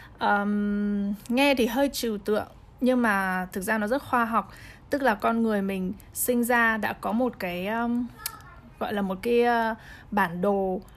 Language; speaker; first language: Vietnamese; early bilingual, heritage; Vietnamese